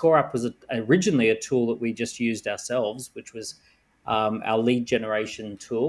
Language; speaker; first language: English; native; English